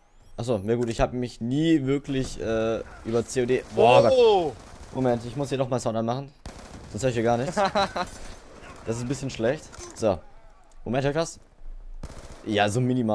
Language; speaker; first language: German; native; German